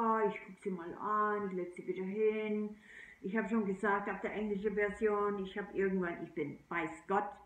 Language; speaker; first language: German; non-native, fluent; English